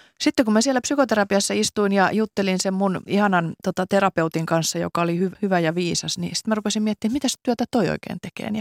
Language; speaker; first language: Finnish; native; Finnish